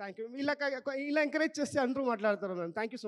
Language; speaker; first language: Telugu; non-native, local second language; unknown